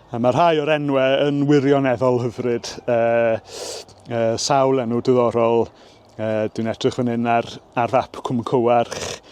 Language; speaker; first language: Welsh; native; Welsh